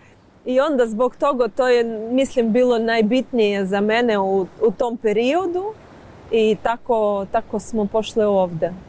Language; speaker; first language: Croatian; non-native, learner; Ukrainian